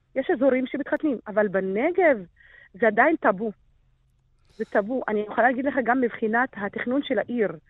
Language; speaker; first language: Hebrew; non-native, local second language; Arabic